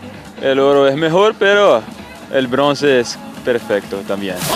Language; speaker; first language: Spanish; non-native, learner; Portuguese